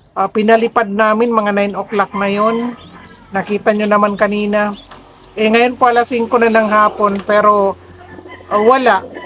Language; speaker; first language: Filipino; non-native, local second language; Bikol